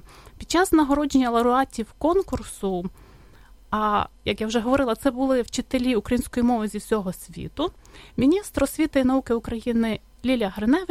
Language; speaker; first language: Ukrainian; native; Ukrainian